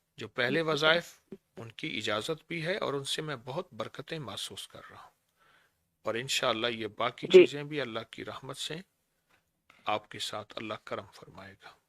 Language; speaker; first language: Urdu; native; Urdu